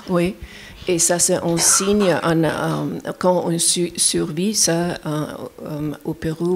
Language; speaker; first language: French; non-native, fluent; German